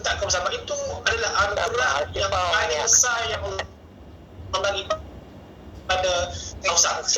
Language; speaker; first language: Malay; native; Malay